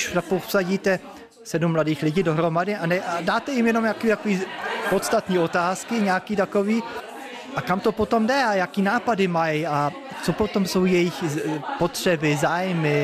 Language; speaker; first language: Czech; early bilingual, heritage; Czech